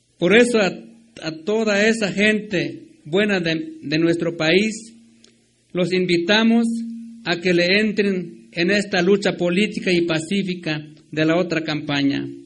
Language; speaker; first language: Spanish; non-native, local second language; Tzotzil